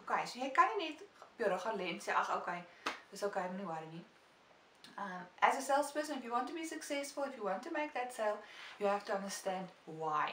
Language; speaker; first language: English; non-native, local second language; Afrikaans